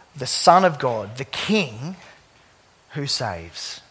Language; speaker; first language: English; native; English